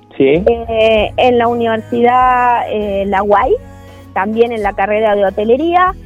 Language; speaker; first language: Spanish; native; Spanish